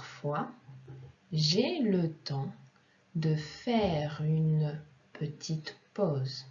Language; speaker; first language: French; non-native, fluent; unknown